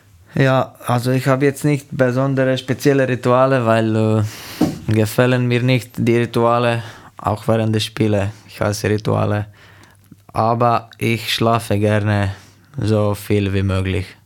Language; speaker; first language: German; non-native, fluent; Slovenian